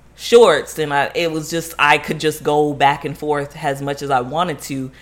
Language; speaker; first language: English; native; English